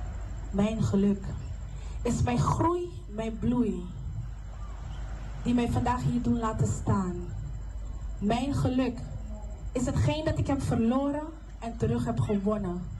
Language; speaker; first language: Dutch; non-native, local second language; Papiamento